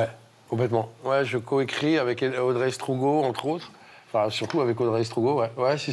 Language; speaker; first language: French; native; French